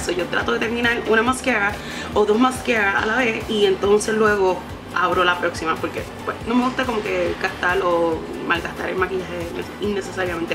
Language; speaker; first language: Spanish; native; Spanish